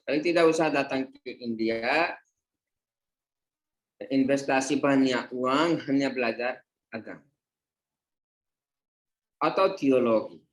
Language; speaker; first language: Indonesian; non-native, fluent; Hindi